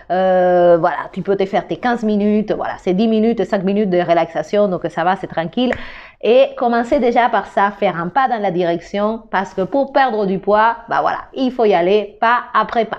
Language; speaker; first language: French; non-native, fluent; Spanish